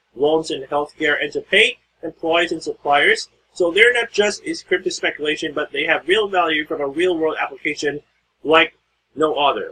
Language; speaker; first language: English; non-native, local second language; Filipino